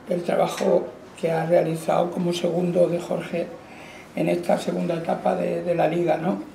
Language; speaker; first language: Spanish; non-native, local second language; Catalan